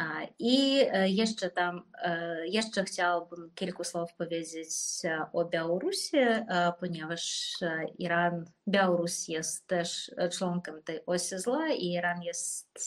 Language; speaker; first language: Polish; non-native, fluent; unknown